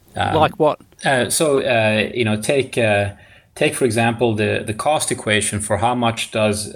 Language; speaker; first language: English; non-native, fluent; Swedish